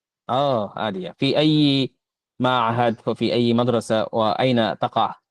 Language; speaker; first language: Arabic; non-native, fluent; Bangla